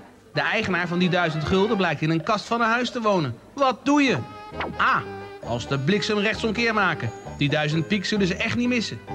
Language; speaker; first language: Dutch; native; Dutch